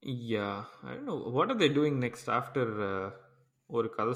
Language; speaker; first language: English; non-native, local second language; Tamil